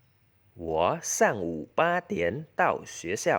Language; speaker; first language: Chinese; non-native, learner; Khmer